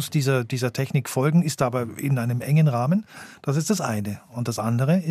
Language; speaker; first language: German; native; German